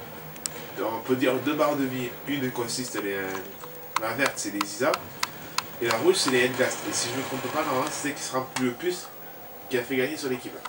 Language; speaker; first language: French; native; French